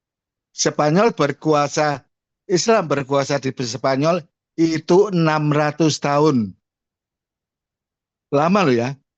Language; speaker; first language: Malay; non-native, local second language; Javanese